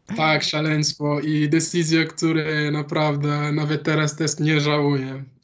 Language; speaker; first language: Polish; non-native, learner; Wolof